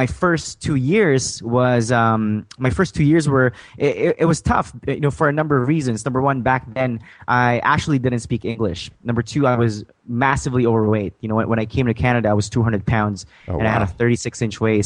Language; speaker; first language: English; non-native, fluent; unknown